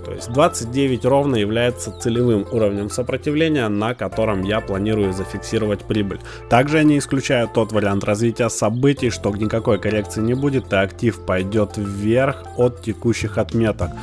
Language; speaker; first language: Russian; native; Russian